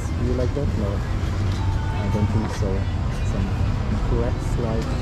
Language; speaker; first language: English; non-native, fluent; German